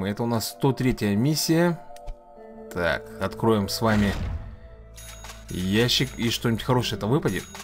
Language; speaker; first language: Russian; native; Russian